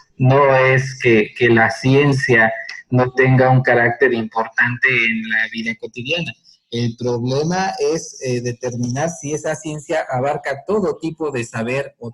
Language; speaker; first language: Spanish; native; Spanish